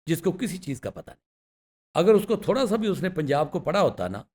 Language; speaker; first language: Urdu; non-native, local second language; Punjabi